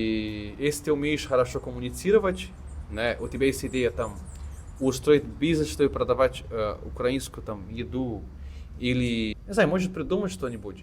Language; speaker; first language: Russian; non-native, fluent; Portuguese